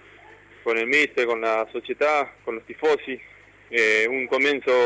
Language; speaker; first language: Italian; non-native, learner; Spanish